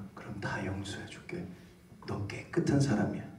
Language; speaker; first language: Korean; native; Korean